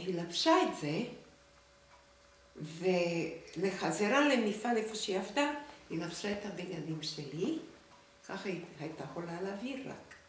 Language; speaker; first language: Hebrew; non-native, fluent; Hungarian